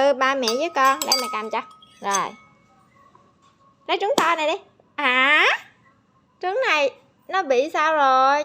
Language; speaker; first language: Vietnamese; native; Vietnamese